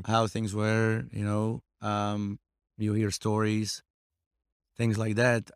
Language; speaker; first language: English; non-native, fluent; Slovak